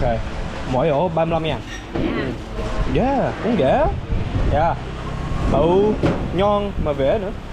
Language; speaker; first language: Vietnamese; early bilingual, heritage; English